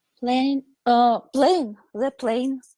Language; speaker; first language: English; non-native, learner; Chechen